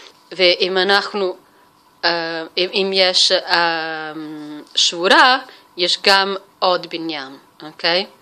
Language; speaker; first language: Hebrew; non-native, fluent; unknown